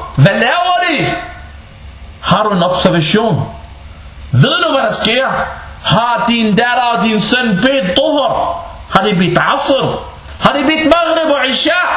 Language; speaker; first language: Danish; early bilingual, other home language; Bosnian